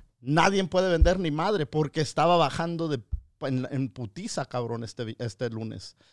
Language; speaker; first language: Spanish; early bilingual, other home language; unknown